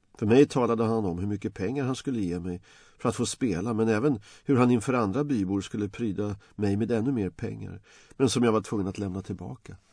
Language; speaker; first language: Swedish; non-native, fluent; Bosnian